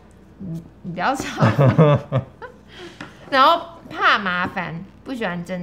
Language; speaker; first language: Chinese; native; Chinese